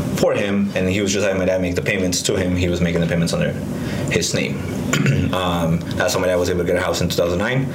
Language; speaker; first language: English; early bilingual, other home language; Spanish